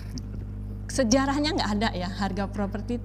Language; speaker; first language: Indonesian; native; Indonesian